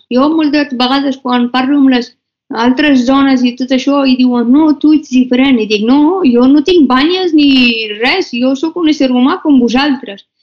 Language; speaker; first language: Catalan; non-native, fluent; Persian